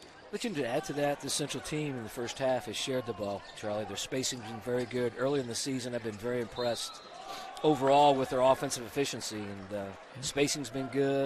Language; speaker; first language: English; native; English